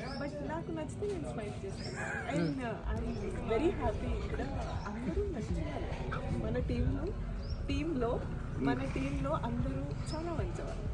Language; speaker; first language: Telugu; non-native, learner; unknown